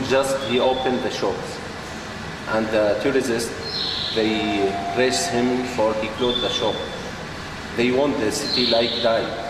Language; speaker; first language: English; non-native, learner; Arabic